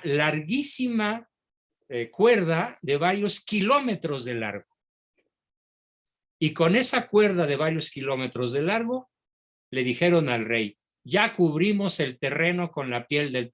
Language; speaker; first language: Spanish; native; Spanish